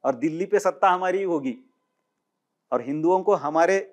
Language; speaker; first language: Hindi; non-native, local second language; Marathi